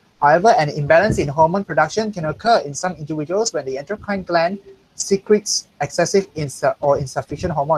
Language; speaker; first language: English; non-native, local second language; Chinese